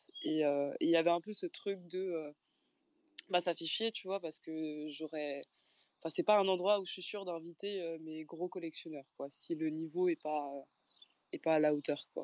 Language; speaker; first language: French; native; French